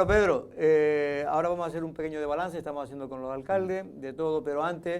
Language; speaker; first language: Spanish; native; Spanish